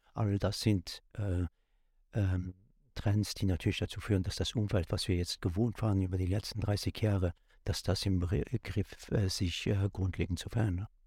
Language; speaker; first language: German; non-native, local second language; Luxembourgish